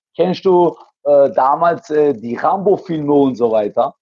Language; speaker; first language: German; native; German